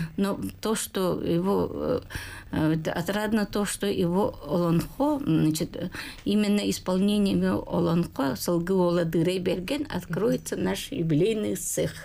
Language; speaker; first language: Russian; non-native, local second language; Yakut